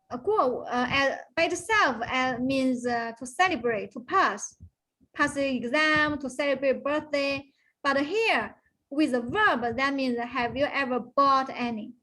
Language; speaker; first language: English; non-native, fluent; Chinese